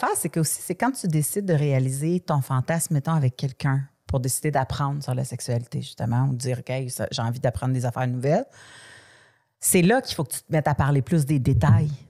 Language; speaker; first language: French; native; French